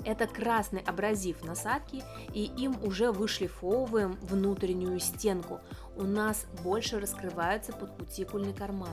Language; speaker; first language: Russian; native; Russian